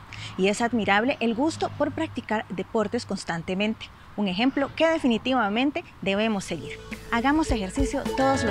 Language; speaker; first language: Spanish; native; Spanish